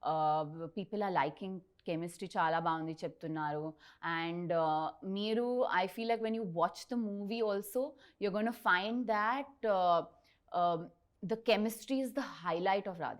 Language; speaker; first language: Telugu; non-native, local second language; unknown